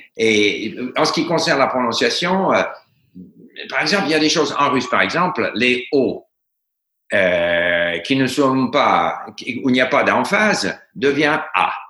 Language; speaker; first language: French; non-native, fluent; English